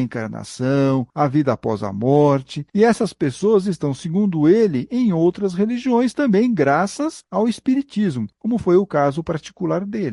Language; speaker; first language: Portuguese; native; Portuguese